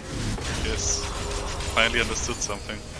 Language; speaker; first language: English; non-native, learner; German